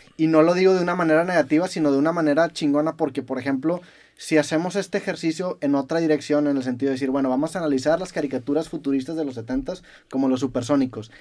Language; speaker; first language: Spanish; native; Spanish